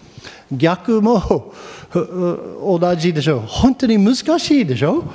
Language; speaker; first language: Japanese; non-native, fluent; English